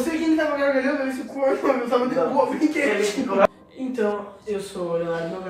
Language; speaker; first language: Portuguese; native; Portuguese